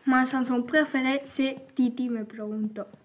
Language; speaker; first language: French; non-native, learner; Spanish